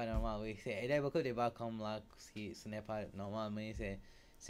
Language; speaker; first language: French; non-native, learner; English